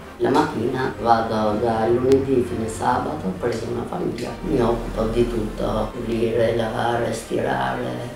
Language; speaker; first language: Italian; non-native, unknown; Albanian